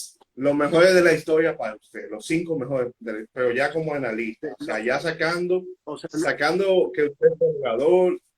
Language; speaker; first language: Spanish; native; Spanish